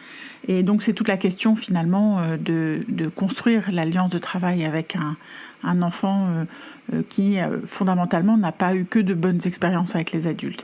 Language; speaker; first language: French; native; French